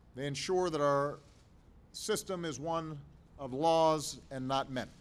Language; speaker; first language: English; native; English